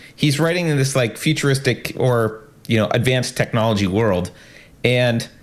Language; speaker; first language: English; native; English